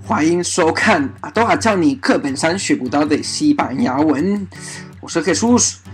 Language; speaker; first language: Chinese; non-native, fluent; Spanish